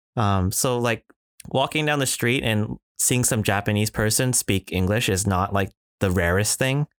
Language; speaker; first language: English; native; English